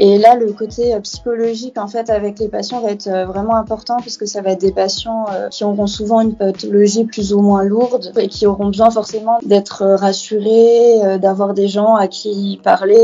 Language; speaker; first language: French; native; French